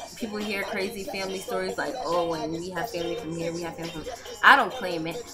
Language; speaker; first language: English; native; English